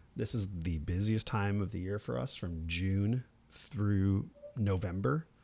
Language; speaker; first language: English; native; English